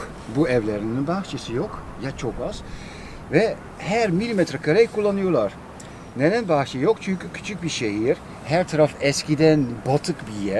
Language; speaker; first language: Turkish; non-native, fluent; Dutch